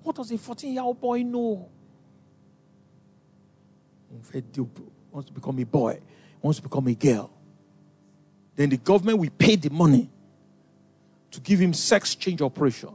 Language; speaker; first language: English; non-native, local second language; Yoruba